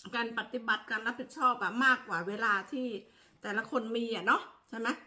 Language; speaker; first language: Thai; native; Thai